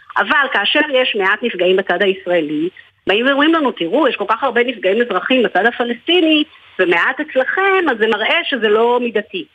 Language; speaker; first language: Hebrew; native; Hebrew